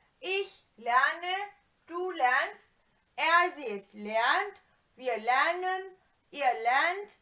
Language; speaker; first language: German; non-native, fluent; Turkish